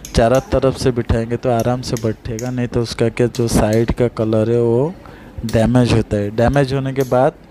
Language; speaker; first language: Hindi; non-native, local second language; Odia